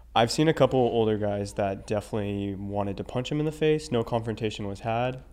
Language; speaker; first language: English; native; English